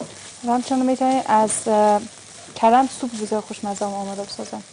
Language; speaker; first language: Persian; native; Persian